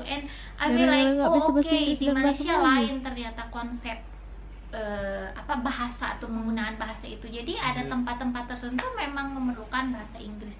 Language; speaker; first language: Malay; non-native, local second language; Sundanese